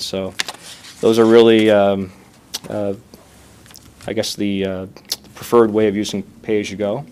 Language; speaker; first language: English; native; English